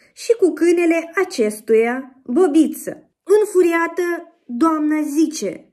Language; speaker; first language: Romanian; non-native, learner; Russian